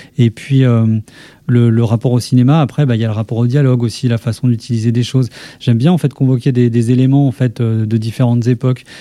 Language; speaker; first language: French; native; French